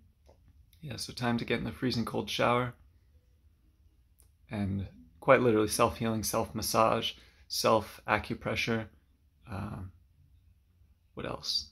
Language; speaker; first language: English; native; English